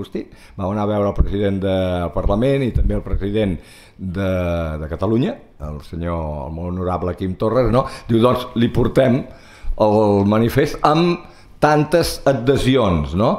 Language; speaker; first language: Catalan; native; Catalan